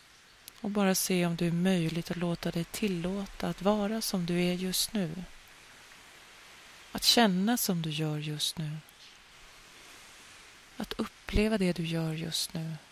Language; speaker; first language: Swedish; native; Swedish